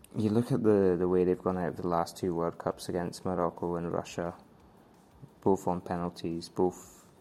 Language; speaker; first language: English; native; English